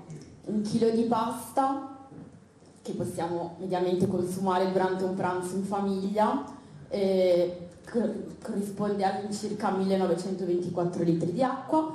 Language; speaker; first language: Italian; native; Italian